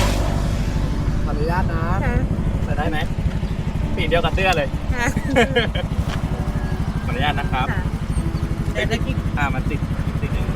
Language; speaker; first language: Thai; native; Thai